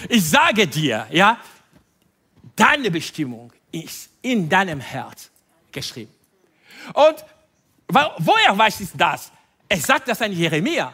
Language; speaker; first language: German; non-native, fluent; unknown